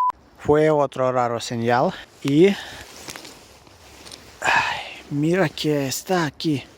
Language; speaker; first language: Spanish; non-native, learner; Russian